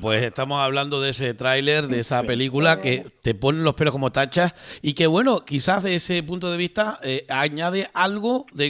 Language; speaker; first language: Spanish; native; Spanish